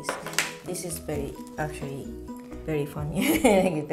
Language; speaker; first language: English; non-native, learner; Japanese